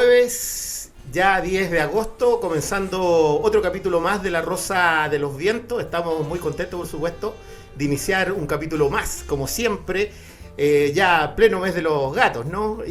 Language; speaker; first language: Spanish; native; Spanish